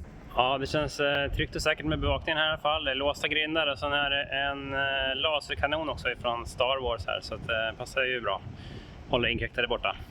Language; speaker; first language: Swedish; native; Swedish